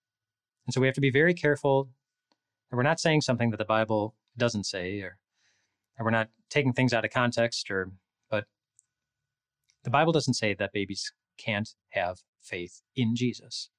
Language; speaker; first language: English; native; English